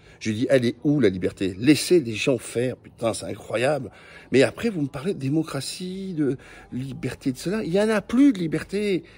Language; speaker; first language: French; native; French